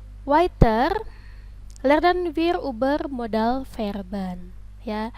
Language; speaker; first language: German; non-native, fluent; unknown